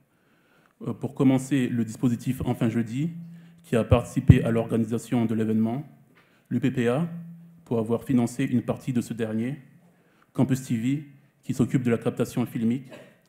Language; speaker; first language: French; native; French